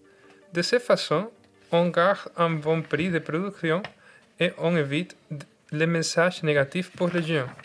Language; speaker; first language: French; non-native, learner; Spanish